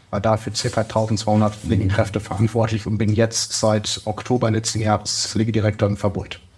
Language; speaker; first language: German; native; German